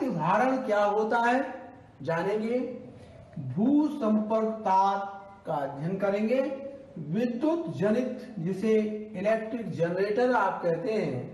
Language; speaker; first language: Hindi; native; Hindi